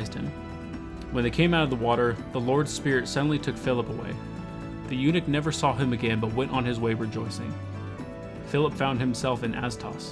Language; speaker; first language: English; native; English